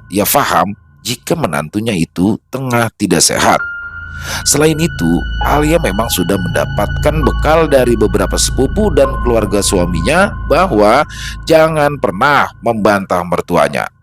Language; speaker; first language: Indonesian; native; Indonesian